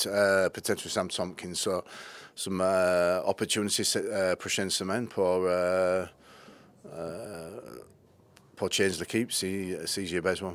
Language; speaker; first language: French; non-native, learner; English